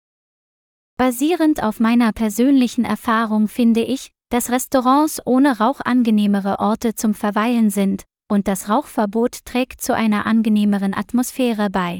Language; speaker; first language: German; non-native, fluent; Vietnamese